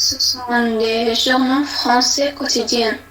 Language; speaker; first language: French; non-native, learner; Arabic